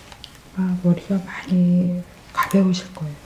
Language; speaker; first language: Korean; native; Korean